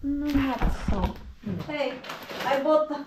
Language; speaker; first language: English; non-native, learner; Filipino